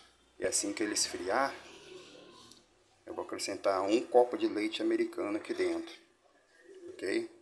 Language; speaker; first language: Portuguese; native; Portuguese